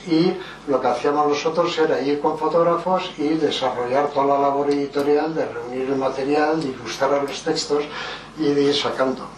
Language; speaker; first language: Spanish; early bilingual, other home language; French